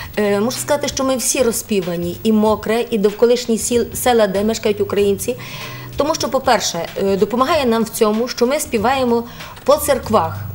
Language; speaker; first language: Ukrainian; early bilingual, heritage; Ukrainian